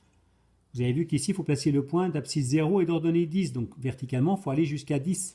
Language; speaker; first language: French; native; French